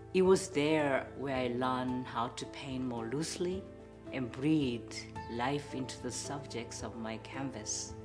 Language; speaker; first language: English; non-native, fluent; Korean